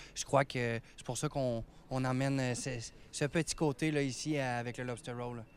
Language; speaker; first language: French; native; French